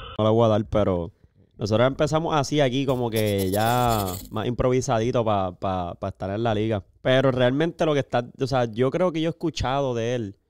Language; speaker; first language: Spanish; native; Spanish